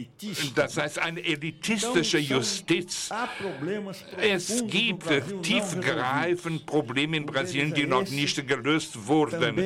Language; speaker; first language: German; non-native, fluent; Portuguese